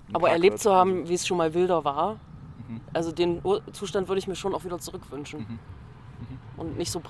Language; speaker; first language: German; native; German